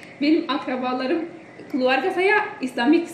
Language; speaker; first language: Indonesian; non-native, learner; Turkish